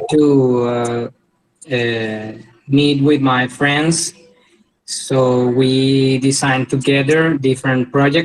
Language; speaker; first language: English; non-native, learner; Spanish